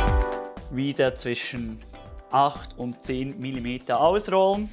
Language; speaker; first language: German; native; German